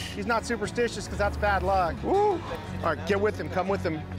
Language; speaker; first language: English; native; English